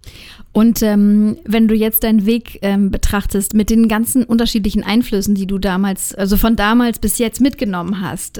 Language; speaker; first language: German; native; German